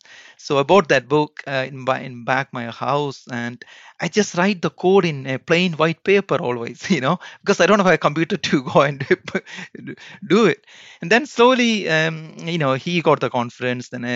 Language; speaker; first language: English; non-native, local second language; Malayalam